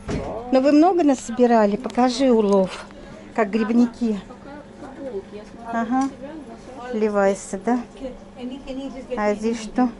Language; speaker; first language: Russian; native; Russian